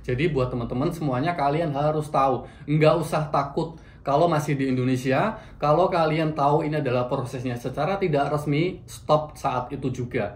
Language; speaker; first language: Indonesian; native; Indonesian